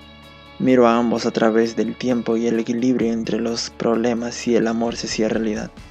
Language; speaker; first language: Spanish; native; Spanish